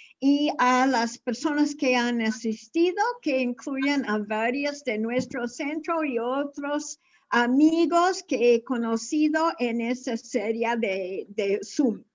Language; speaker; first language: Spanish; non-native, fluent; English